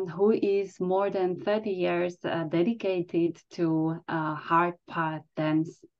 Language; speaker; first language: English; non-native, fluent; Slovak